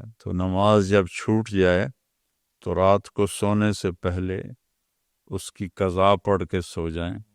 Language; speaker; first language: Urdu; non-native, local second language; Punjabi